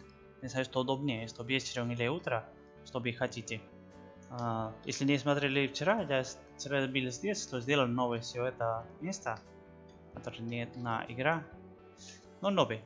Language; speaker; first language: Russian; non-native, learner; Spanish